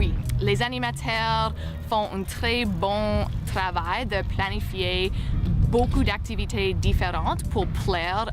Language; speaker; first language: French; non-native, fluent; English